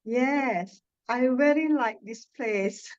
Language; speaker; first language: English; non-native, learner; Indonesian